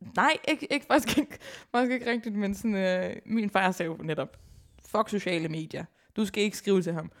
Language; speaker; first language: Danish; native; Danish